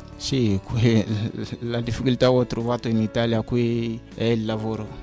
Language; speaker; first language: Italian; non-native, fluent; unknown